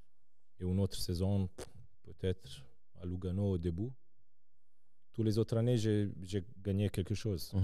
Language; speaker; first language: French; non-native, local second language; Serbian